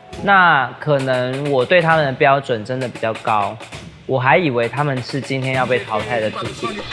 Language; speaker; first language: Chinese; native; Chinese